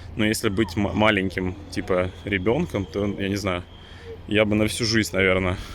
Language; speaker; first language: Ukrainian; non-native, local second language; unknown